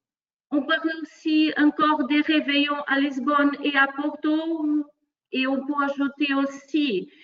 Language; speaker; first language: French; non-native, fluent; Portuguese